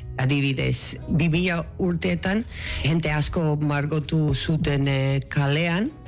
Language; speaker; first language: Basque; non-native, local second language; Spanish